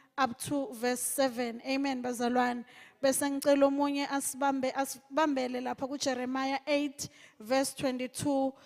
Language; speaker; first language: Zulu; non-native, local second language; Swati